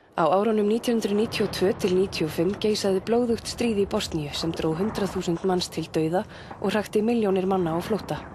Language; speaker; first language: Icelandic; native; Icelandic